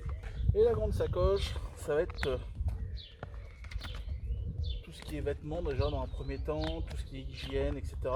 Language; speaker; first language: French; native; French